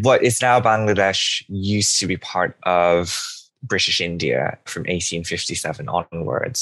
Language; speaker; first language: English; non-native, local second language; Bangla